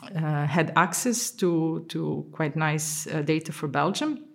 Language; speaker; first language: English; non-native, fluent; Serbian